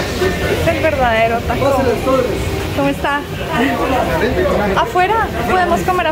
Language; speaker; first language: Spanish; native; Spanish